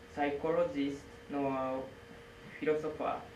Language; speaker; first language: English; non-native, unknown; Japanese